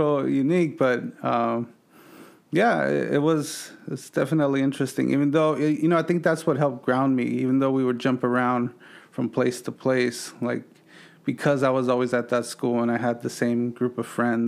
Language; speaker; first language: English; native; English